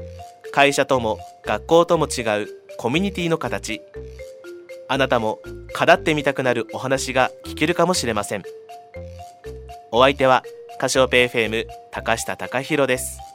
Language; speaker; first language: Japanese; native; Japanese